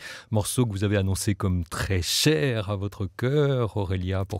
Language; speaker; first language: French; native; French